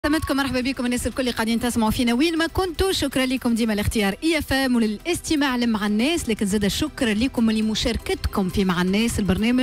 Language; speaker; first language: Arabic; native; Arabic